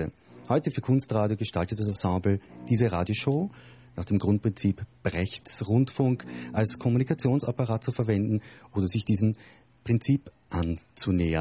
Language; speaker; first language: German; native; German